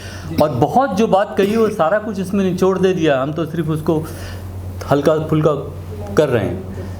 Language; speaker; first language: Hindi; native; Hindi